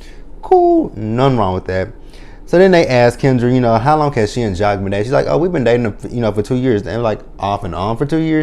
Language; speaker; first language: English; native; English